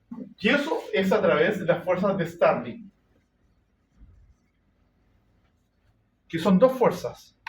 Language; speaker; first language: Spanish; native; Spanish